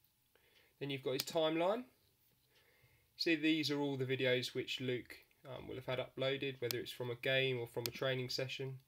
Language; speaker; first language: English; native; English